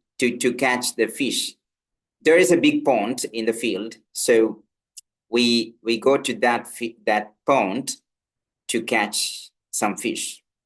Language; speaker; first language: English; non-native, local second language; Malayalam